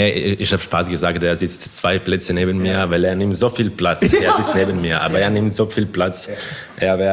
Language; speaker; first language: German; non-native, fluent; Croatian